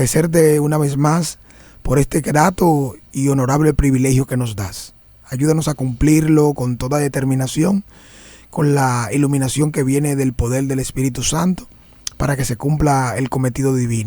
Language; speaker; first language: Spanish; native; Spanish